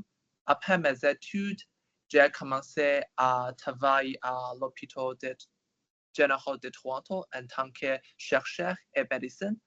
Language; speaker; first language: French; non-native, learner; Chinese